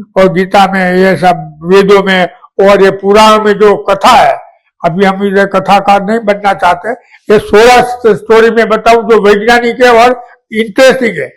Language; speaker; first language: Hindi; non-native, local second language; Gujarati